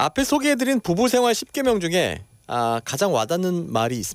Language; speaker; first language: Korean; native; Korean